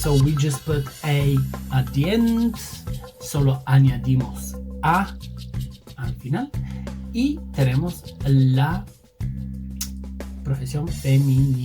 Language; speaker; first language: Spanish; non-native, fluent; English